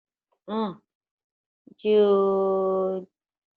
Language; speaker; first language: English; non-native, learner; Vietnamese